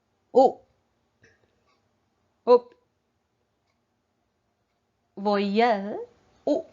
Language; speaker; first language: French; non-native, learner; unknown